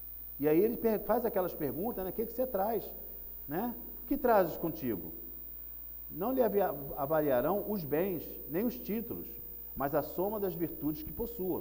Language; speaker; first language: Portuguese; native; Portuguese